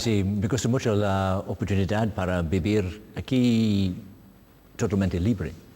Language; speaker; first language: Spanish; non-native, learner; English